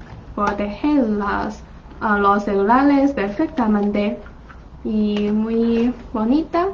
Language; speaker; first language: Spanish; non-native, learner; Chinese